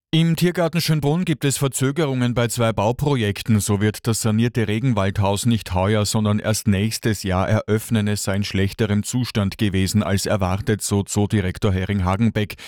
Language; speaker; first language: German; native; German